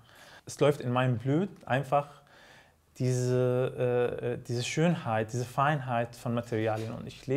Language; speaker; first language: German; non-native, fluent; Arabic